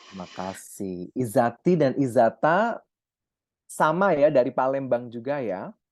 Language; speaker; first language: Indonesian; native; Indonesian